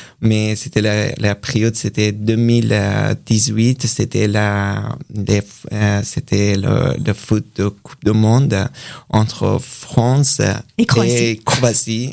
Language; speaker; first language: French; non-native, learner; Persian